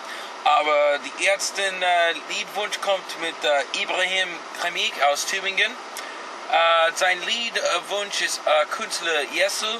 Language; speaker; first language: German; non-native, learner; English